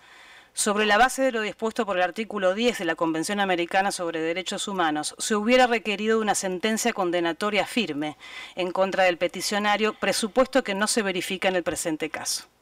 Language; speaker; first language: Spanish; native; Spanish